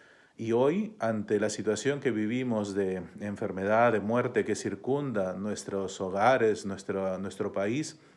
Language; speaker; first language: Spanish; native; Spanish